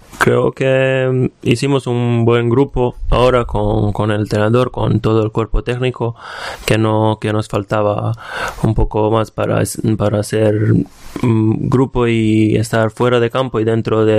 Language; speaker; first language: Spanish; non-native, fluent; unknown